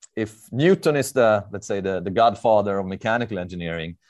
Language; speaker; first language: English; non-native, fluent; Swedish